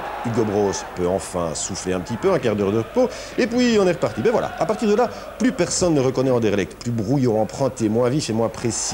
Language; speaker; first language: French; native; French